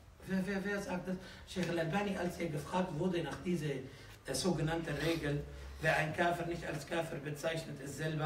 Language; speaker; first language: German; non-native, fluent; Arabic